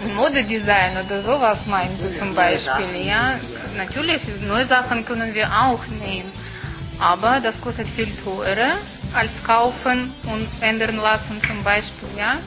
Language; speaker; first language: German; non-native, fluent; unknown